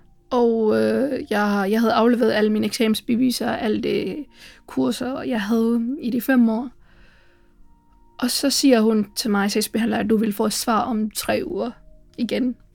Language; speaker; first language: Danish; non-native, fluent; Tamil